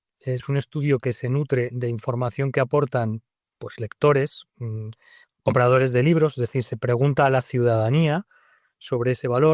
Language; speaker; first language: Spanish; native; Spanish